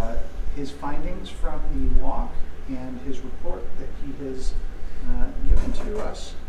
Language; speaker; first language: English; native; English